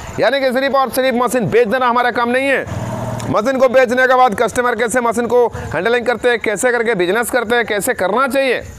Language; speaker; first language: Hindi; non-native, local second language; Bangla